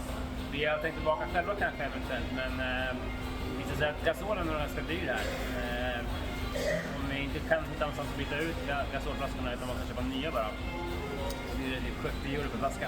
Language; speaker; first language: Swedish; native; Swedish